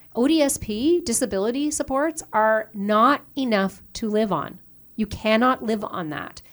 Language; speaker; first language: English; native; English